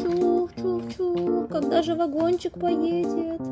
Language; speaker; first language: Russian; native; Russian